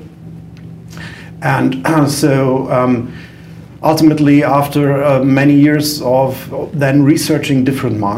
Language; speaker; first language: English; non-native, fluent; German